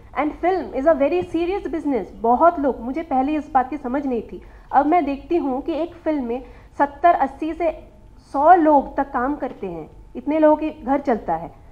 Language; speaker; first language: Hindi; native; Hindi